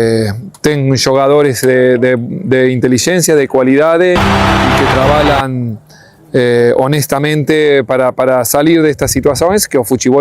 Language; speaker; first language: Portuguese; non-native, learner; Spanish